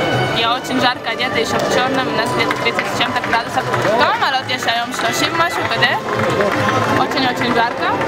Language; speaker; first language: Russian; early bilingual, heritage; Russian